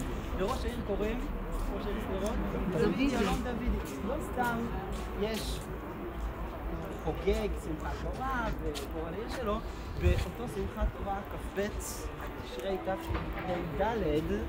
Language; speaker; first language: Hebrew; native; Hebrew